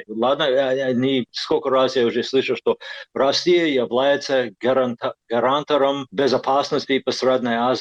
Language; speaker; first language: Russian; non-native, fluent; English